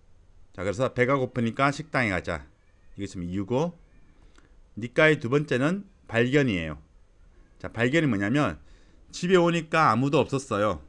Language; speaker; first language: Korean; native; Korean